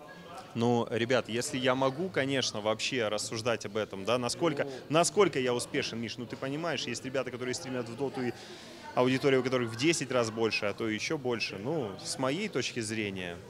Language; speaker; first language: Russian; native; Russian